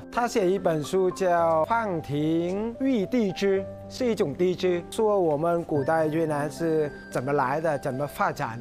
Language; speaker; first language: Chinese; non-native, fluent; Vietnamese